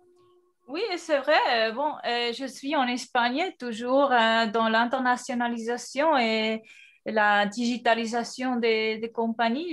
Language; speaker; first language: French; non-native, fluent; Spanish